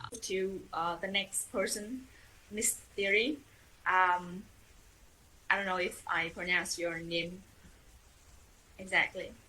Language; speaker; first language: English; non-native, fluent; Vietnamese